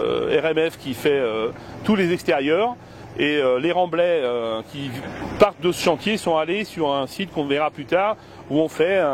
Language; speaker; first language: French; native; French